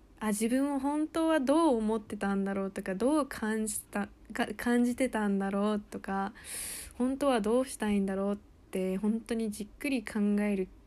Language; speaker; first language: Japanese; early bilingual, heritage; Japanese